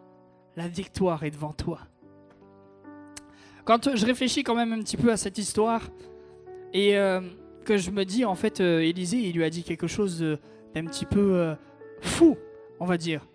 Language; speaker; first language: French; native; French